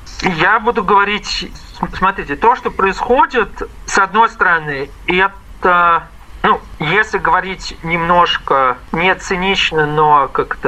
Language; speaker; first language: Russian; native; Russian